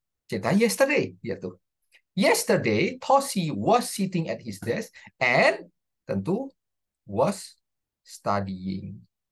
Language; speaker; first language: English; non-native, fluent; Indonesian